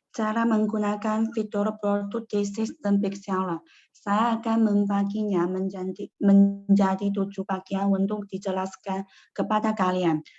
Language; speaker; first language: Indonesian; non-native, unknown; Chinese